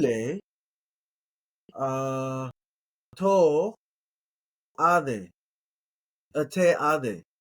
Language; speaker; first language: Greek; non-native, learner; English